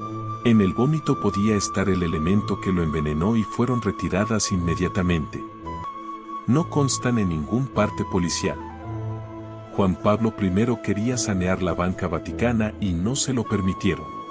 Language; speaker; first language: Spanish; native; Spanish